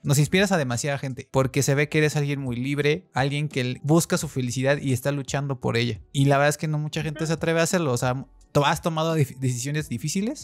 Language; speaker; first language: Spanish; native; Spanish